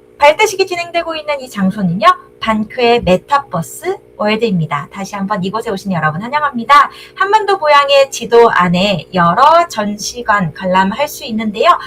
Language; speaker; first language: Korean; native; Korean